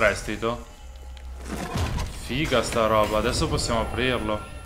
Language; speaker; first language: Italian; native; Italian